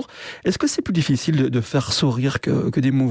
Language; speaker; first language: French; native; French